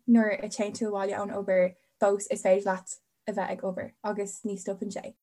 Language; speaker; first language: Irish; non-native, local second language; English